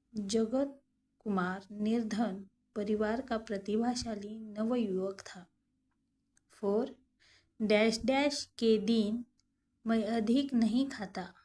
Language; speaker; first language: Hindi; non-native, local second language; Marathi